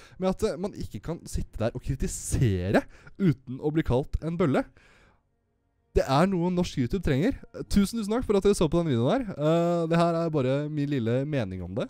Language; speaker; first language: Norwegian; native; Norwegian